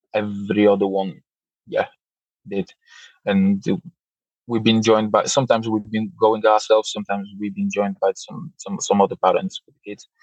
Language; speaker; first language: English; non-native, fluent; Polish